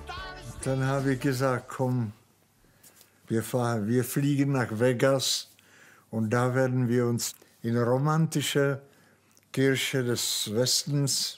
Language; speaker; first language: German; non-native, fluent; Czech